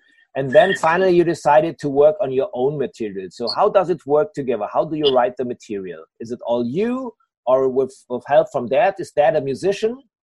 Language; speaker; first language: English; non-native, fluent; German